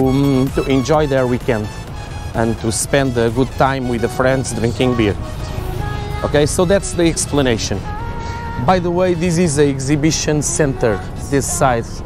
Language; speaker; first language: English; non-native, fluent; Portuguese